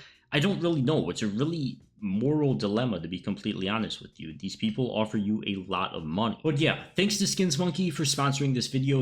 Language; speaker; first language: English; native; English